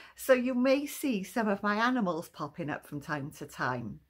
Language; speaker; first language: English; native; English